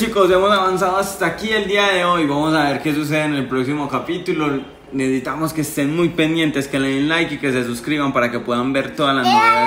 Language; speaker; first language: Spanish; native; Spanish